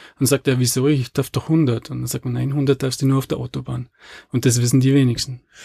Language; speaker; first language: German; native; German